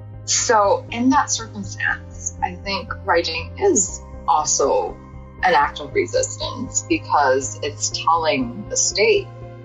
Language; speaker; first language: English; non-native, local second language; Cantonese